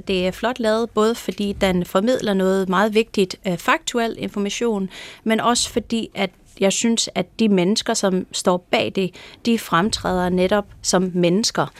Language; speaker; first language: Danish; non-native, fluent; English